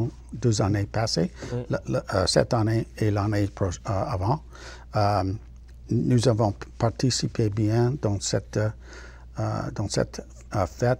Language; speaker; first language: French; non-native, learner; English